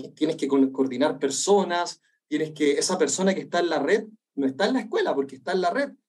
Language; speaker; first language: Spanish; native; Spanish